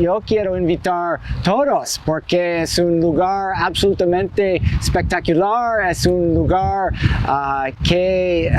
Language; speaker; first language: Spanish; non-native, learner; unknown